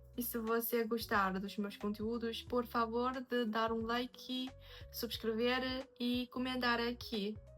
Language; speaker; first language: Portuguese; non-native, fluent; Chinese